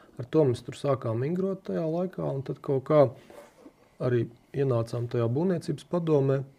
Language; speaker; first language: Latvian; native; Latvian